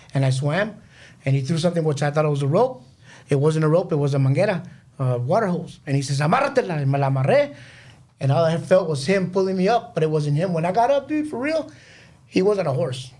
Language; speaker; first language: English; early bilingual, other home language; Spanish